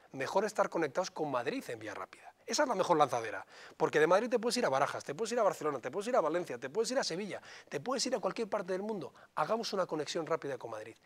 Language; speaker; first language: Spanish; native; Spanish